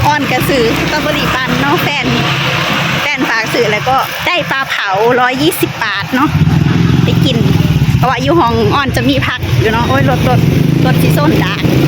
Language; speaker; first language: Thai; native; Thai